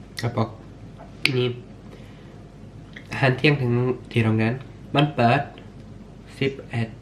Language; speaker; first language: Thai; early bilingual, heritage; Swedish